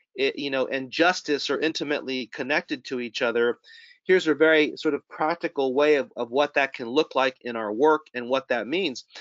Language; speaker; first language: English; native; English